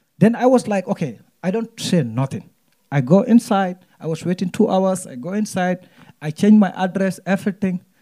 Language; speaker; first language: English; non-native, local second language; Wolof